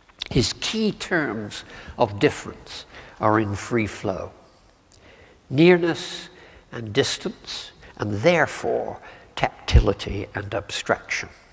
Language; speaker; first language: English; native; English